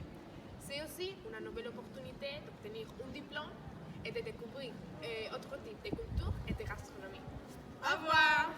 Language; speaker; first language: French; non-native, learner; Spanish